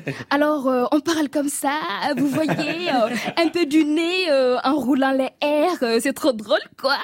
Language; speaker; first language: French; non-native, local second language; Mossi